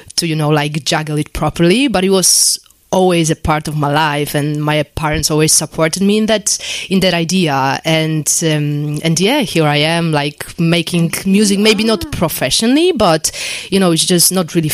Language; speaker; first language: English; non-native, fluent; Polish